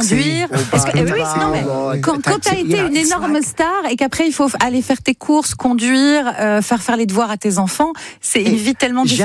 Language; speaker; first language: French; native; French